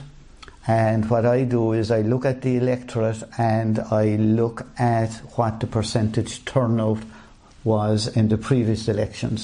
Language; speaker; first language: English; native; English